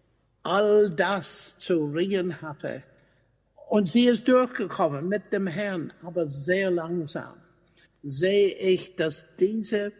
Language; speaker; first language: German; non-native, fluent; English